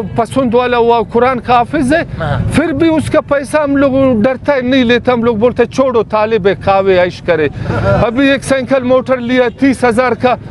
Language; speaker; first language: Urdu; non-native, local second language; Pashto